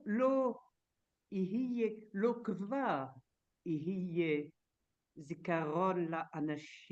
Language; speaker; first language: Hebrew; non-native, learner; French